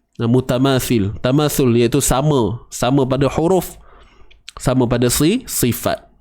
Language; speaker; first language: Malay; native; Malay